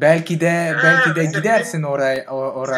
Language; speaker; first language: Turkish; non-native, fluent; French